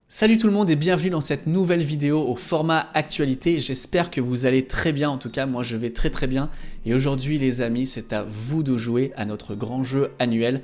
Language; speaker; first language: French; native; French